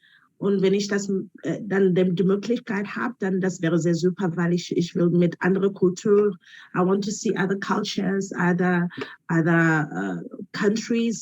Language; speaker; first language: German; non-native, learner; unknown